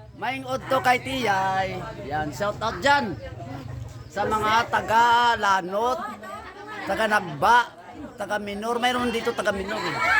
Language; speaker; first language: Filipino; non-native, local second language; Hiligaynon